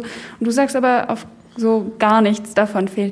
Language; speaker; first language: German; native; German